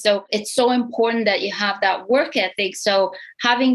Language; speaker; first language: English; non-native, fluent; Romanian